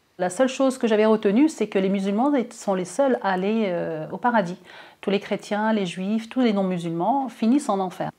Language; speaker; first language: French; early bilingual, other home language; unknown